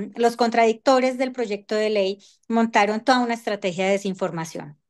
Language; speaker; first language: Spanish; native; Spanish